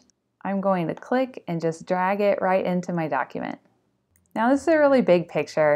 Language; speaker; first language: English; native; English